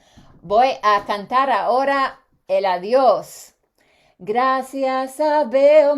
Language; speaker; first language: Spanish; non-native, learner; English